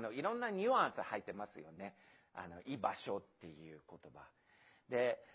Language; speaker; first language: Japanese; non-native, fluent; English